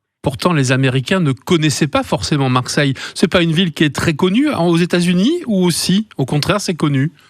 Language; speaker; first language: French; native; French